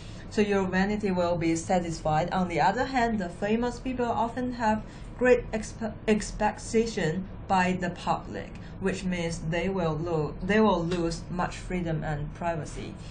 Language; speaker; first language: English; non-native, fluent; Chinese